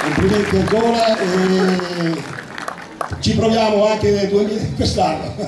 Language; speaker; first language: Italian; native; Italian